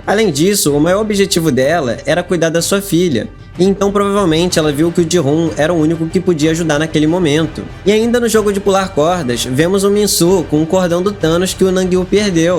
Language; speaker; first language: Portuguese; native; Portuguese